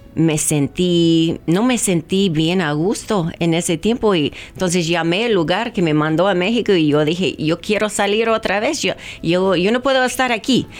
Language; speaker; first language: Spanish; non-native, fluent; English